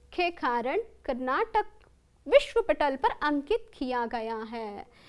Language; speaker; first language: Hindi; non-native, local second language; Kannada